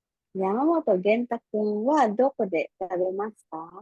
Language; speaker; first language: Japanese; non-native, fluent; Filipino